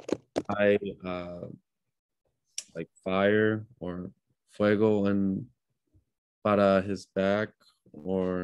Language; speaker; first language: Spanish; non-native, learner; English